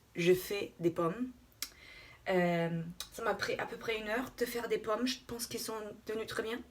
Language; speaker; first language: French; non-native, fluent; German